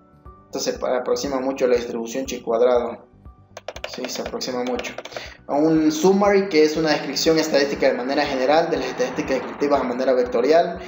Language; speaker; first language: Spanish; native; Spanish